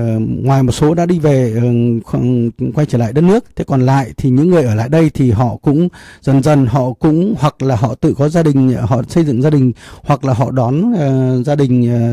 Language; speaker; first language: Vietnamese; native; Vietnamese